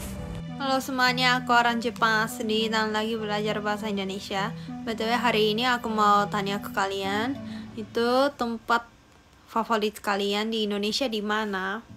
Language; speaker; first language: Indonesian; non-native, learner; Japanese